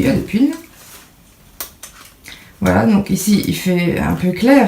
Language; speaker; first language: French; native; French